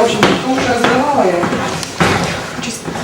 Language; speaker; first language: Russian; native; Russian